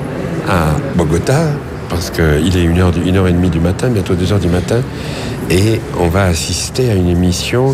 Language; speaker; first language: French; native; French